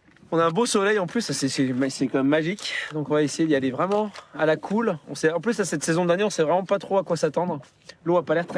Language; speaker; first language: French; native; French